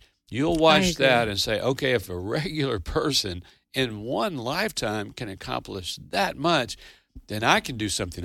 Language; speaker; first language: English; native; English